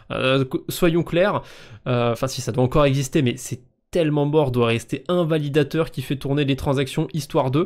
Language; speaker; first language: French; native; French